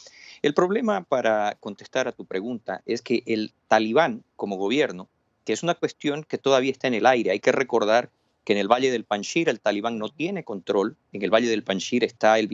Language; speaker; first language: Spanish; native; Spanish